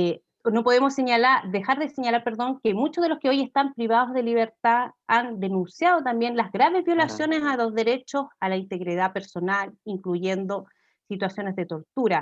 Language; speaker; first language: Spanish; native; Spanish